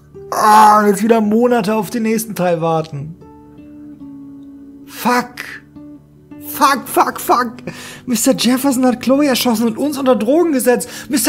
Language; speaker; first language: German; native; German